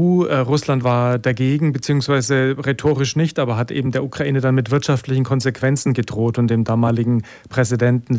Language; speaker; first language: German; native; German